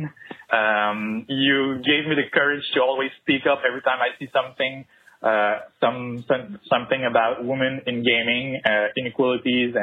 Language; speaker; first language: English; non-native, fluent; French